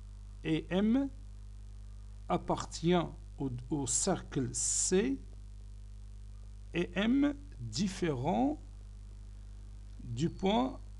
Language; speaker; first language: French; non-native, local second language; Arabic